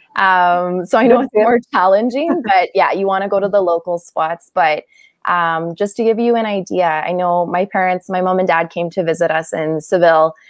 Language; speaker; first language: English; native; English